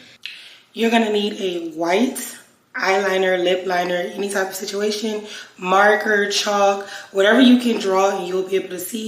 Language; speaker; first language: English; native; English